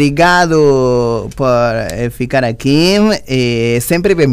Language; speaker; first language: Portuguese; non-native, learner; Spanish